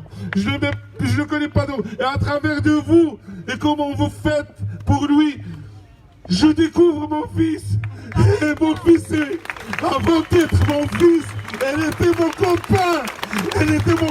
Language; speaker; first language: French; non-native, learner; Arabic